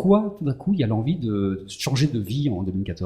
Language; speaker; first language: French; native; French